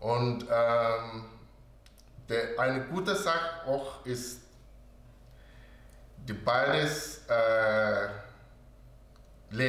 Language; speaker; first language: German; non-native, learner; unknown